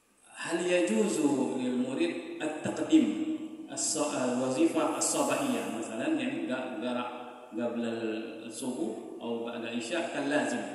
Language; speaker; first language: Arabic; non-native, fluent; Indonesian